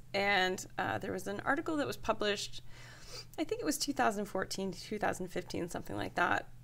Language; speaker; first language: English; native; English